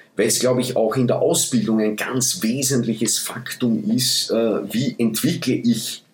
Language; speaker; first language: German; early bilingual, other home language; Dutch